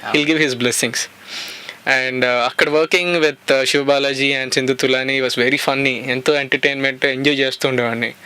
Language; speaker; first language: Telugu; native; Telugu